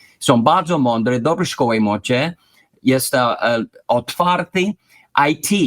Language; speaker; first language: Polish; early bilingual, heritage; English